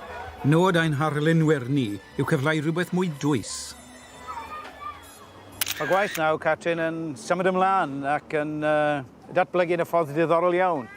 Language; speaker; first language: Welsh; native; Welsh